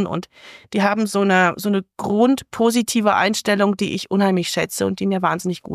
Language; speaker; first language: German; native; German